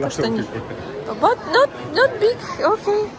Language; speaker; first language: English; non-native, learner; Russian